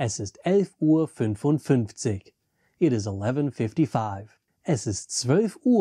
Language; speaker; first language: German; non-native, fluent; English